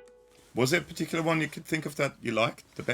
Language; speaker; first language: English; native; English